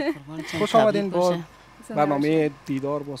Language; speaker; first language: Persian; native; Persian